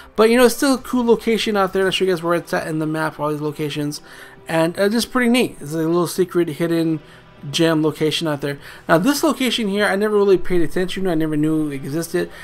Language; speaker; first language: English; native; English